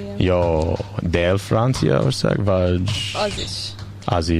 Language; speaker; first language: Hungarian; non-native, learner; English